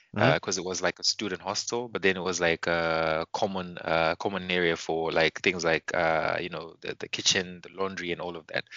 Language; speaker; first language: English; non-native, local second language; Shona